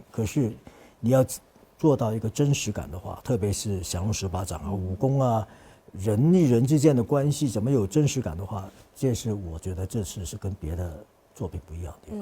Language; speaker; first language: Chinese; non-native, fluent; Cantonese